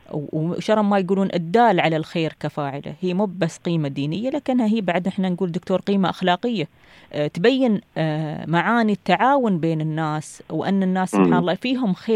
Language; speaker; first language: Arabic; native; Arabic